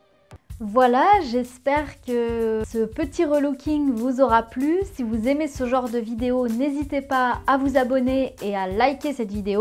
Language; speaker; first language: French; native; French